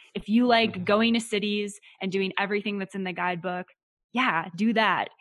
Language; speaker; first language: English; native; English